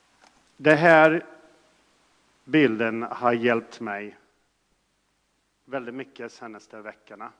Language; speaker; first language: Swedish; non-native, fluent; English